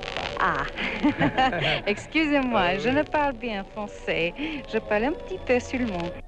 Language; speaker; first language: French; non-native, learner; English